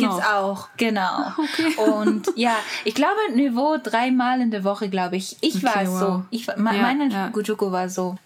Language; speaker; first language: German; non-native, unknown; Japanese